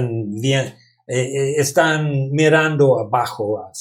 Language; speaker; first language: Spanish; non-native, learner; English